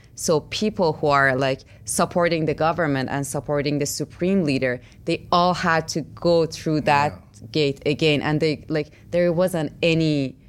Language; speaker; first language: English; non-native, fluent; Persian